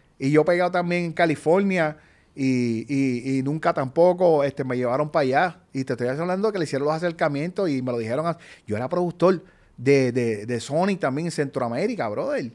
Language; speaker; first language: Spanish; native; Spanish